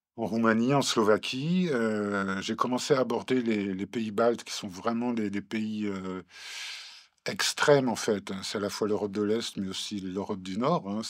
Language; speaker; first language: French; native; French